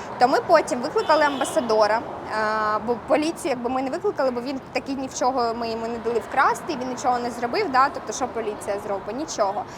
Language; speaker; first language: Ukrainian; non-native, local second language; Russian